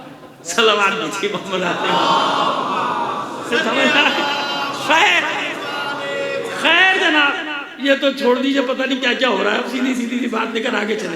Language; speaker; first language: Urdu; native; Urdu